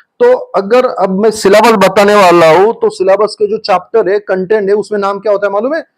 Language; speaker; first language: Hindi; non-native, local second language; Marathi